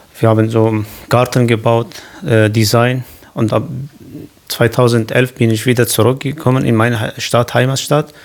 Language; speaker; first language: German; non-native, learner; Kurdish